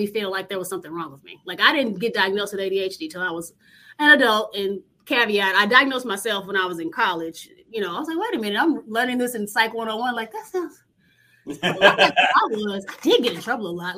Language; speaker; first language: English; native; English